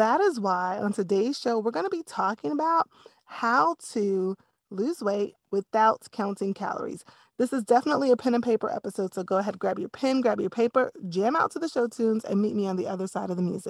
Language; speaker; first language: English; native; English